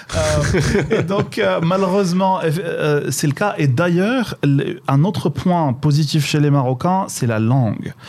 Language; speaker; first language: French; non-native, local second language; Arabic